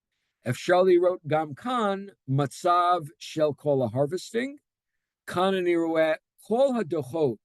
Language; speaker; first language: Hebrew; non-native, fluent; English